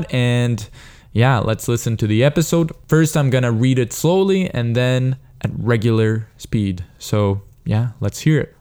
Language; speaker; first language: English; non-native, fluent; Italian